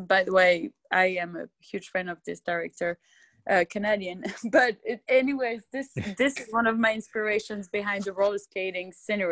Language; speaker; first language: English; non-native, fluent; French